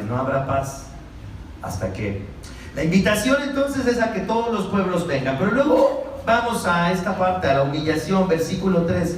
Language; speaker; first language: Spanish; native; Spanish